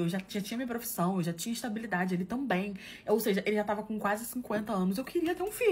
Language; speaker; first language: Portuguese; native; Portuguese